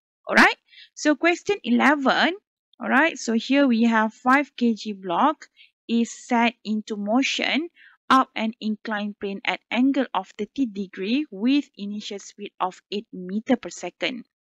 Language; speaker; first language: English; non-native, local second language; Malay